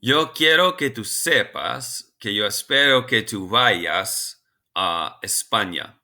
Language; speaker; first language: Spanish; non-native, fluent; English